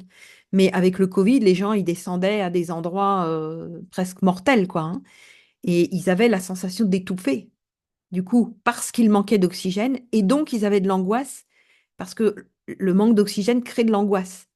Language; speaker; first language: French; native; French